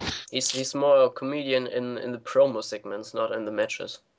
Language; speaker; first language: English; non-native, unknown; German